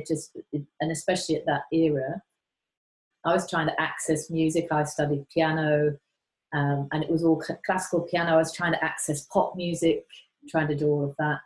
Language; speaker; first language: English; native; English